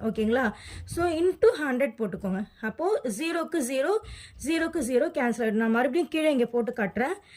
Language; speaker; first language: Tamil; native; Tamil